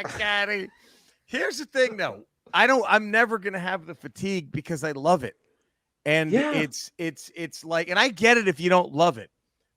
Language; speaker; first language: English; native; English